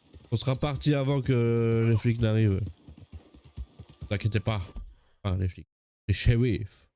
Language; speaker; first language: French; native; French